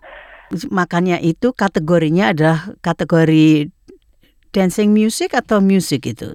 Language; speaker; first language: Indonesian; native; Indonesian